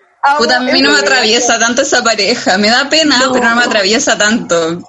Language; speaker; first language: Spanish; native; Spanish